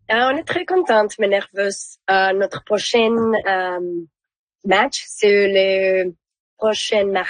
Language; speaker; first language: French; non-native, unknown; Spanish